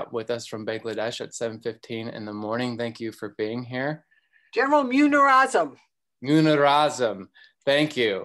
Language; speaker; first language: English; native; English